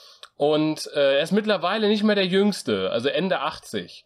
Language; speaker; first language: German; native; German